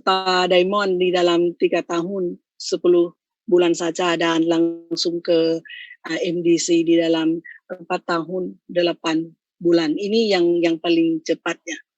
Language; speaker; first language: Indonesian; non-native, fluent; Thai